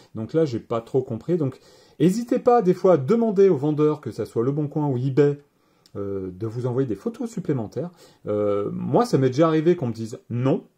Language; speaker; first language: French; native; French